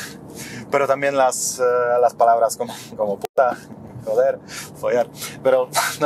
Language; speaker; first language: Spanish; non-native, fluent; Polish